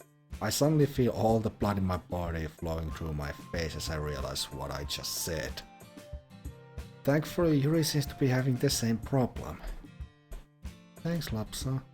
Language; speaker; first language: English; non-native, fluent; Finnish